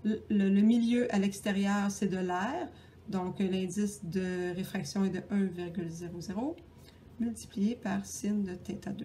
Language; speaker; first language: French; native; French